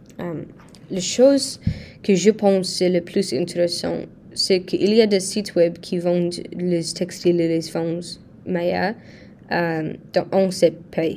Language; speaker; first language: French; non-native, learner; English